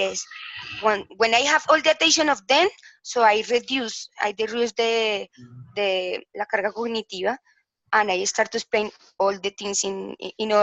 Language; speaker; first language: English; non-native, learner; Spanish